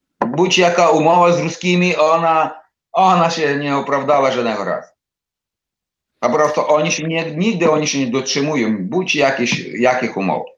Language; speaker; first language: Polish; non-native, learner; Ukrainian